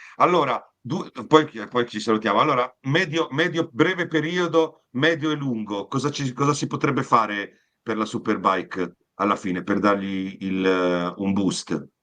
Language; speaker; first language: Italian; native; Italian